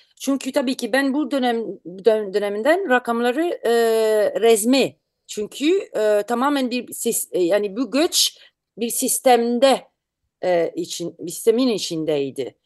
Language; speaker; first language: Turkish; non-native, learner; Italian